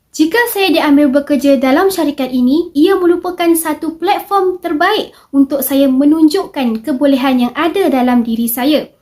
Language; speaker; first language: Malay; native; Malay